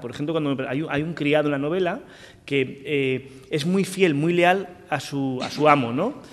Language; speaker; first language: Spanish; native; Spanish